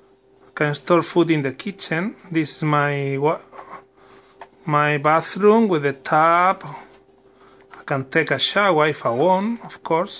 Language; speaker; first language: English; non-native, learner; Spanish